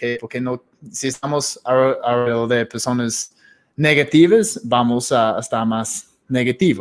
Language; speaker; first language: Spanish; non-native, fluent; English